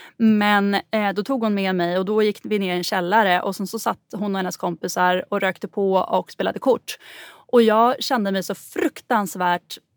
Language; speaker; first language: Swedish; native; Swedish